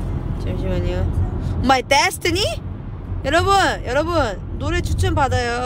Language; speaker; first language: Korean; non-native, fluent; Chinese